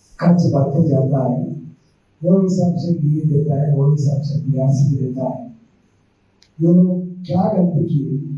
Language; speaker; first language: Hindi; non-native, local second language; Telugu